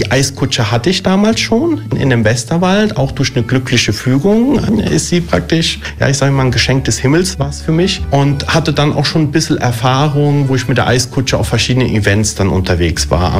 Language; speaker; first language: German; early bilingual, other home language; Italian